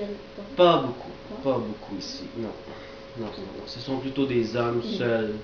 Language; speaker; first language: French; native; French